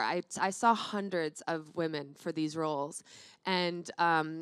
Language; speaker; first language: English; native; English